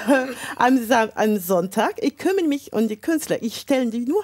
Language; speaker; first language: German; non-native, fluent; French